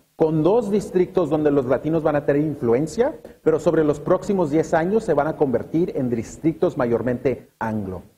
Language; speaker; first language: Spanish; early bilingual, other home language; English